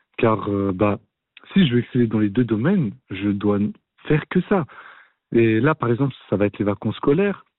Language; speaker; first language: French; native; French